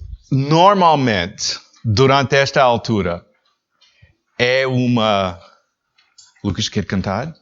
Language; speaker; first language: Portuguese; non-native, learner; English